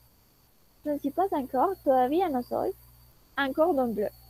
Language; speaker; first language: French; non-native, fluent; Spanish